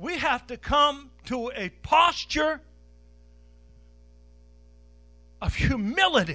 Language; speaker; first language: English; native; English